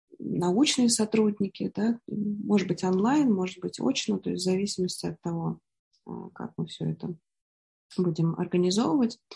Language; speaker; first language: Russian; native; Russian